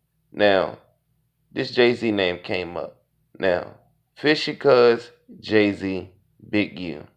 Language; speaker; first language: English; native; English